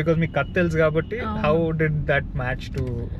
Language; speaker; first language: Telugu; native; Telugu